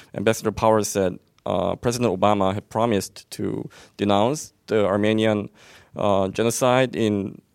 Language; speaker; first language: English; non-native, fluent; Korean